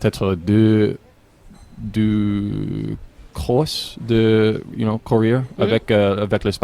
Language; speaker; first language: French; non-native, learner; English